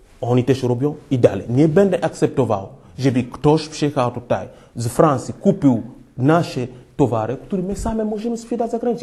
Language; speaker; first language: Polish; non-native, fluent; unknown